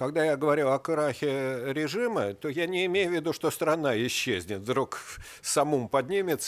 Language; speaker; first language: Russian; native; Russian